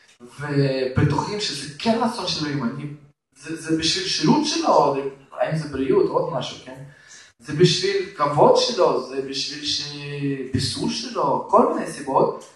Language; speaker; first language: Hebrew; non-native, fluent; Russian